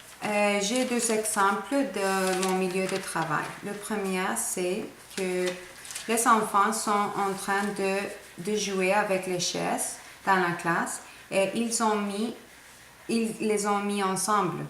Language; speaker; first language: French; non-native, fluent; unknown